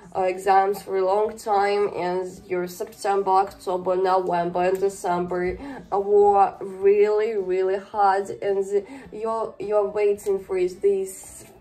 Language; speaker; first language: English; non-native, learner; Russian